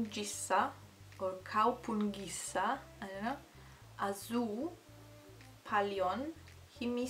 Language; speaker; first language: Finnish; non-native, learner; Italian